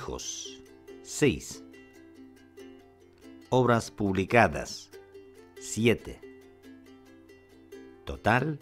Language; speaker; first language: Spanish; non-native, fluent; Russian